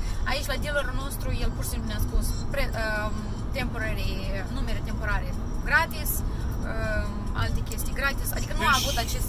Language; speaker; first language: Romanian; native; Romanian